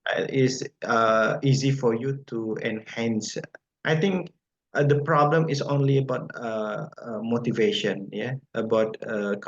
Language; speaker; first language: English; non-native, fluent; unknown